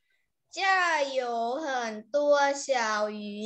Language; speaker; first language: Chinese; non-native, learner; Thai